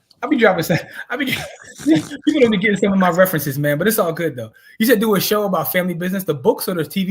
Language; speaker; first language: English; native; English